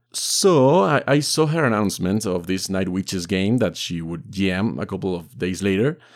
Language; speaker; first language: English; non-native, fluent; Spanish